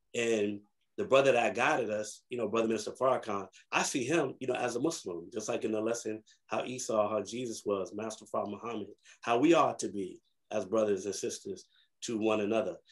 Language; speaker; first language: English; native; English